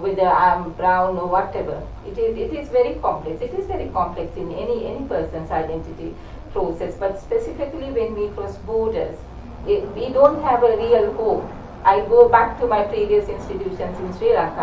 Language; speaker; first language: English; non-native, local second language; Sinhala